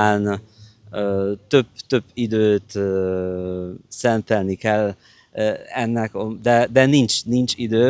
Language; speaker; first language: Hungarian; non-native, fluent; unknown